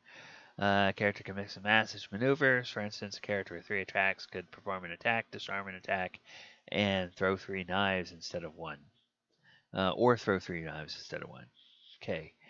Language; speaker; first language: English; native; English